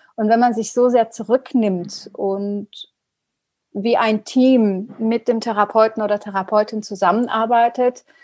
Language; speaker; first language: German; early bilingual, other home language; Persian